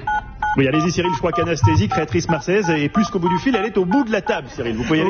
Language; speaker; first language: French; native; French